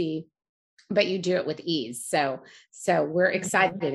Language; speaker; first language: English; native; English